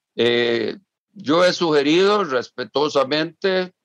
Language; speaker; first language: Spanish; native; Spanish